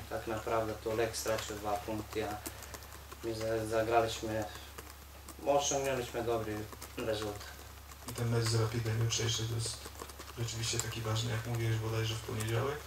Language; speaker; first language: Polish; non-native, fluent; Serbian